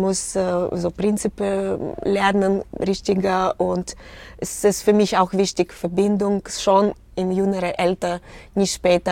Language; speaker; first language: German; non-native, learner; Russian